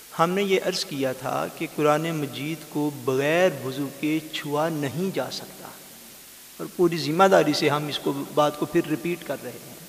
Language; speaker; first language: Urdu; non-native, local second language; Punjabi